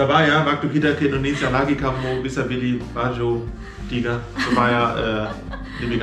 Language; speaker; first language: Indonesian; non-native, fluent; German